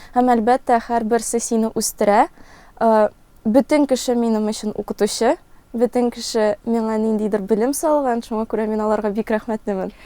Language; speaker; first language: Tatar; non-native, local second language; Russian